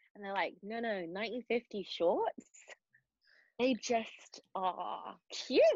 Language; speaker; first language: English; native; English